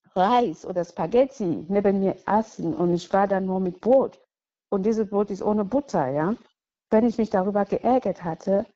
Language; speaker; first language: German; non-native, fluent; English